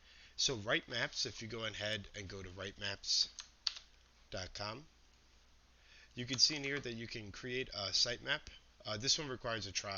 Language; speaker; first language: English; native; English